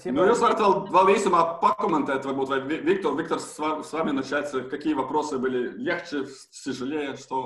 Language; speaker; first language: Latvian; non-native, local second language; Russian